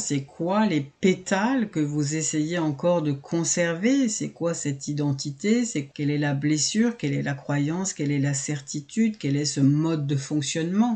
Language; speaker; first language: French; native; French